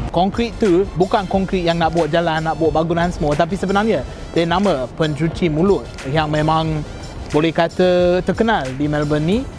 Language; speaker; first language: Malay; non-native, fluent; English